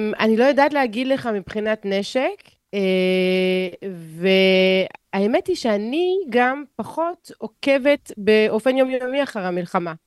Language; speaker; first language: Hebrew; non-native, fluent; French